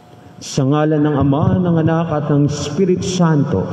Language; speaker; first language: Filipino; native; Filipino